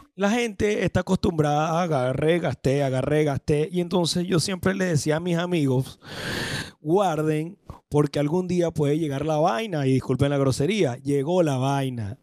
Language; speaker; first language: Spanish; native; Spanish